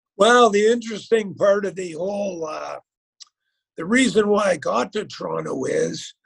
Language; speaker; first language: English; native; English